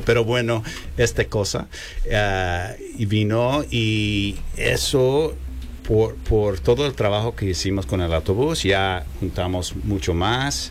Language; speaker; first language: Spanish; non-native, fluent; English